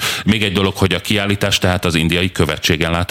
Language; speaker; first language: Hungarian; native; Hungarian